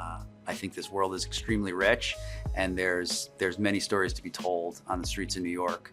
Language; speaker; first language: English; native; English